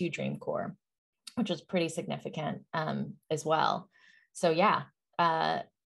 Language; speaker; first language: English; native; English